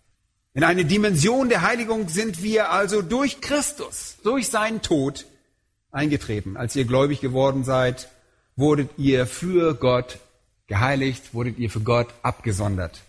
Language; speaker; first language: German; native; German